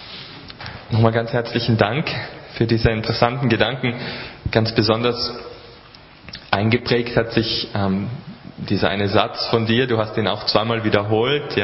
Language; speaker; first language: German; native; German